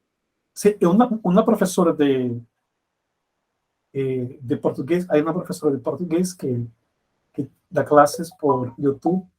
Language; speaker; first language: Spanish; non-native, fluent; Portuguese